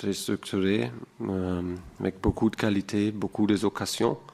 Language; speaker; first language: French; non-native, fluent; German